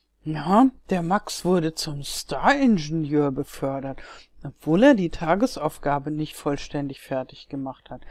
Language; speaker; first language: German; native; German